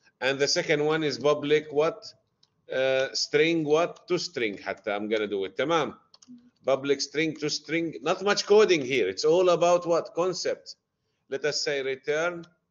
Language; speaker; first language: English; non-native, fluent; Arabic